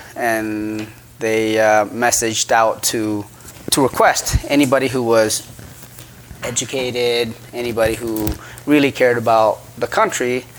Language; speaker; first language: English; early bilingual, other home language; Khmer